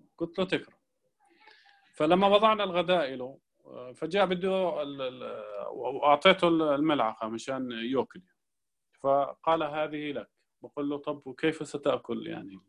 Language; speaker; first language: Arabic; native; Arabic